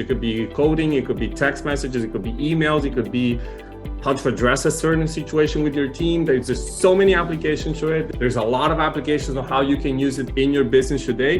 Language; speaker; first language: English; non-native, fluent; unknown